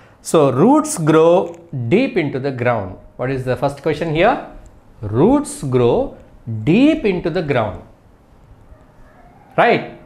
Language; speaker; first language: English; non-native, local second language; Telugu